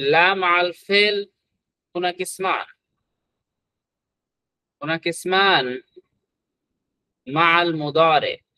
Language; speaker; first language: Arabic; non-native, fluent; Bangla